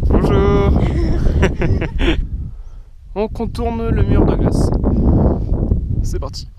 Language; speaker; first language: French; native; French